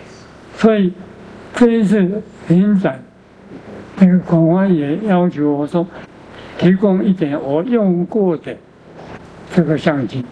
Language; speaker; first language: Chinese; non-native, local second language; Min Nan Chinese